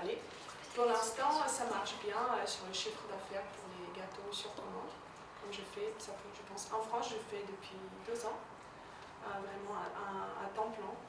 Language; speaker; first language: French; non-native, fluent; Russian